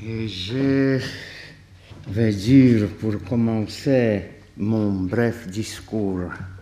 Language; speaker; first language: French; non-native, fluent; Polish